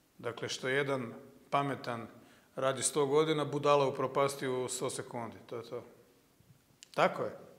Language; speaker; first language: Croatian; native; Croatian